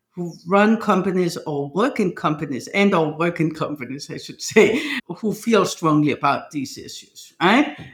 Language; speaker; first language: English; non-native, fluent; Danish